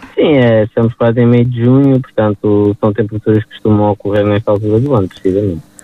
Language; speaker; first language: Portuguese; native; Portuguese